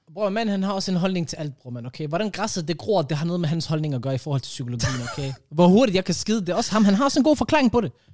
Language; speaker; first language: Danish; early bilingual, other home language; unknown